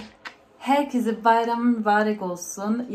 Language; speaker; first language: German; early bilingual, other home language; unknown